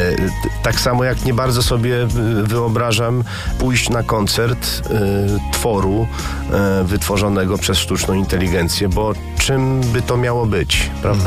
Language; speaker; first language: Polish; native; Polish